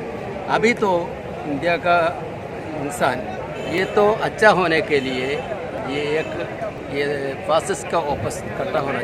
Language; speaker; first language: Hindi; non-native, local second language; Malayalam